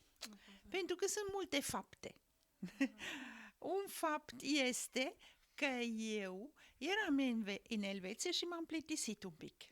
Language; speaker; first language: Romanian; non-native, fluent; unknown